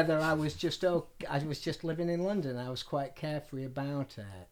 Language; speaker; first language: English; native; English